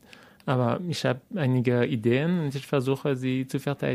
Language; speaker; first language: German; non-native, fluent; French